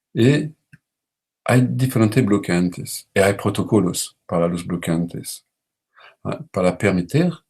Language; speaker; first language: Spanish; non-native, learner; French